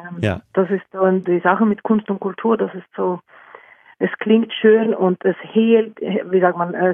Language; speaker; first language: German; non-native, fluent; Norwegian